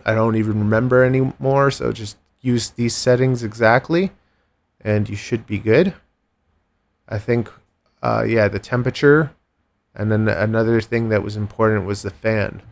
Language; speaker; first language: English; native; English